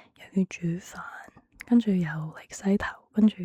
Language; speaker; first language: Cantonese; early bilingual, heritage; Cantonese